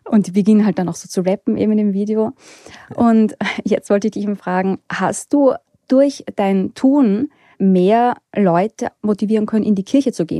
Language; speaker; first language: German; native; German